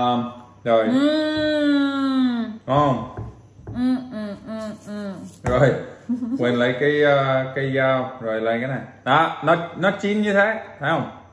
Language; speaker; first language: Vietnamese; non-native, fluent; English